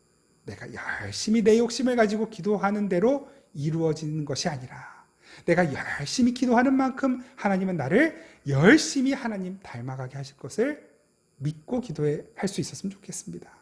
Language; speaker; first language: Korean; native; Korean